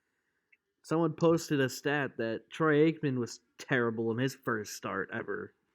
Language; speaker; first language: English; native; English